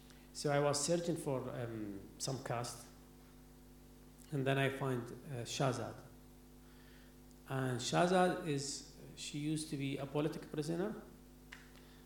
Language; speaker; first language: English; non-native, learner; Arabic